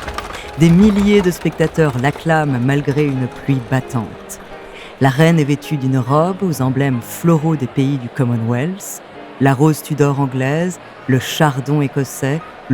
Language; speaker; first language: French; native; French